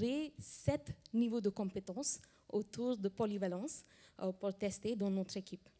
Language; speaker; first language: French; non-native, fluent; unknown